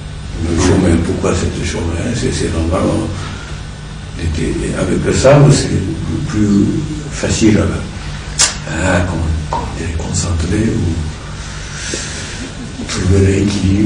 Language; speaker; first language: French; non-native, learner; Japanese